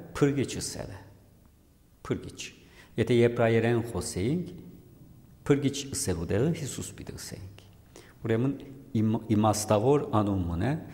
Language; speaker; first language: Armenian; native; Armenian